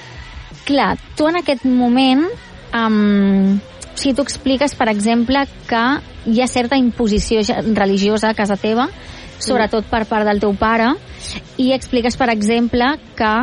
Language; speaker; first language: Catalan; native; Catalan